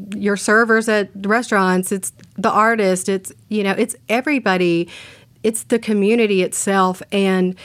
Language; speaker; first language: English; native; English